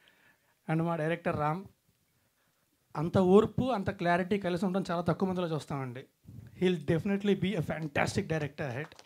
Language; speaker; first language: Telugu; native; Telugu